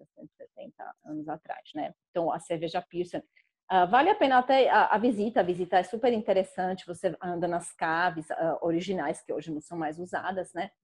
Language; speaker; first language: Portuguese; non-native, fluent; Czech